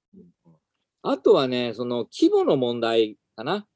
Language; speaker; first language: Japanese; native; Japanese